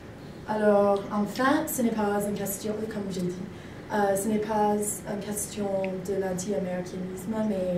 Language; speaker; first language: French; non-native, learner; English